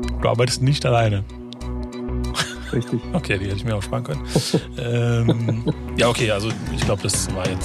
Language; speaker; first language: German; native; German